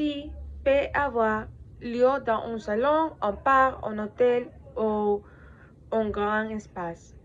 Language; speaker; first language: French; non-native, learner; Spanish